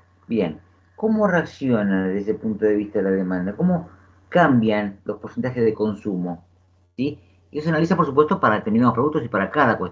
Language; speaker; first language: Spanish; native; Spanish